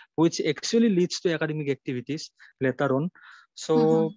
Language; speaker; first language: English; non-native, local second language; Assamese